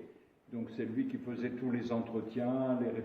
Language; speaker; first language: French; non-native, local second language; Arabic